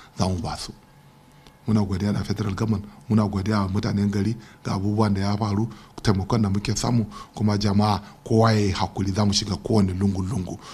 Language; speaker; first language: Hausa; non-native, local second language; Kanuri